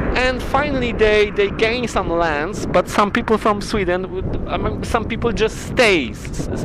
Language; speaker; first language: English; non-native, learner; Polish